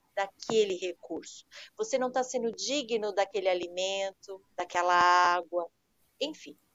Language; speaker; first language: Portuguese; native; Portuguese